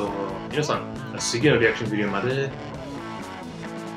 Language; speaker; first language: Japanese; non-native, fluent; English